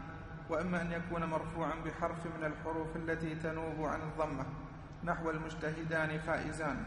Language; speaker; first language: Arabic; native; Arabic